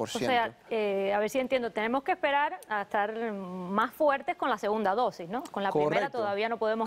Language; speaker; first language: Spanish; native; Spanish